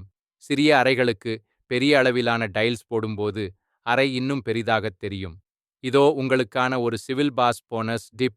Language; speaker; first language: Tamil; native; Tamil